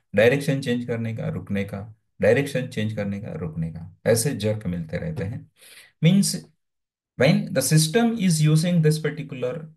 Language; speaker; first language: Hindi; non-native, local second language; Gujarati